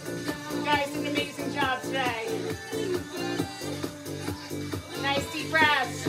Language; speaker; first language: English; native; English